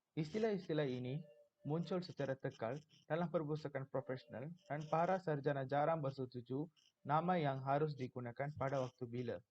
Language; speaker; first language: Malay; non-native, local second language; Tamil